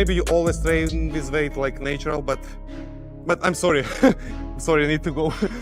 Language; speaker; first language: English; non-native, learner; Russian